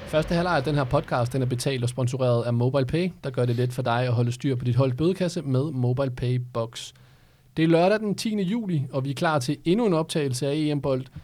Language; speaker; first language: Danish; native; Danish